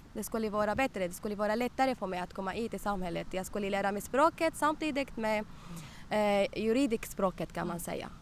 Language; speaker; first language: Swedish; non-native, learner; Arabic